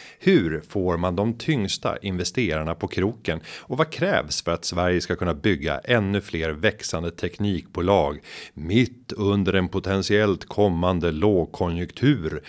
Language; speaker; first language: Swedish; native; Swedish